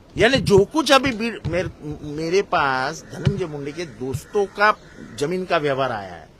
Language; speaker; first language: Hindi; non-native, local second language; Marathi